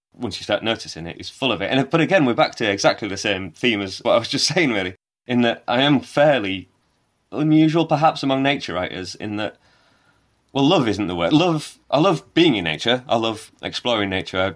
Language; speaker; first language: English; native; English